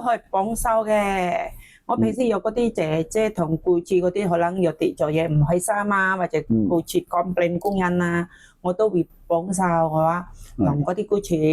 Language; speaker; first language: Cantonese; non-native, fluent; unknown